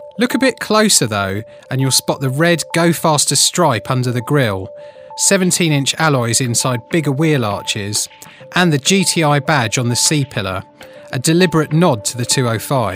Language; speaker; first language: English; native; English